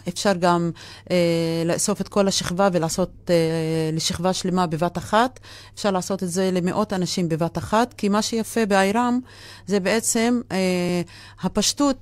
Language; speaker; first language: Hebrew; non-native, local second language; Arabic